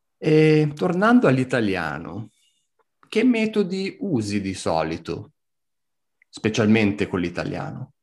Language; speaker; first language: Italian; native; Italian